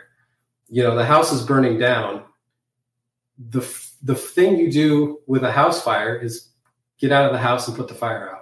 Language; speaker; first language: English; native; English